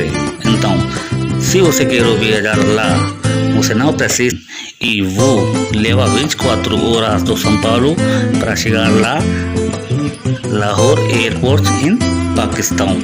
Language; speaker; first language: Portuguese; non-native, learner; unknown